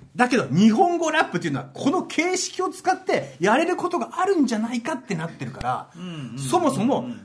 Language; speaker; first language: Japanese; native; Japanese